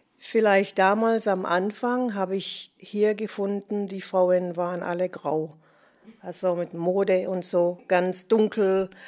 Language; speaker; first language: German; non-native, fluent; English